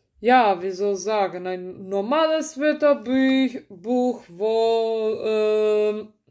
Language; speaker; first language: German; early bilingual, other home language; Macedonian